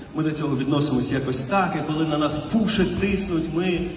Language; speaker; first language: Ukrainian; non-native, local second language; Russian